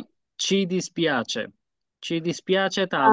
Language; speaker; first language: Italian; non-native, fluent; Bangla